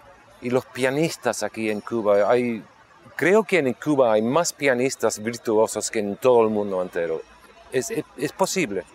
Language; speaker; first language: Spanish; non-native, local second language; English